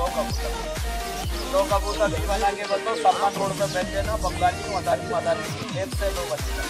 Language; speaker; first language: Hindi; non-native, local second language; Bangla